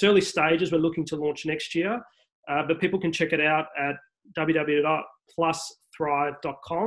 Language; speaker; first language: English; native; English